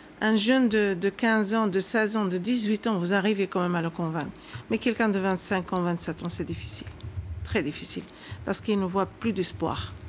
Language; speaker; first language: French; non-native, local second language; Arabic